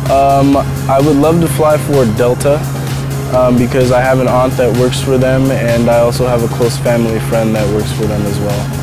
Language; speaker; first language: English; native; English